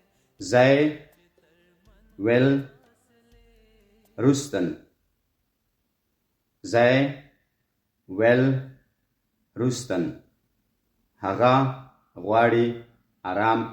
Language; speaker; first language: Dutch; non-native, fluent; Pashto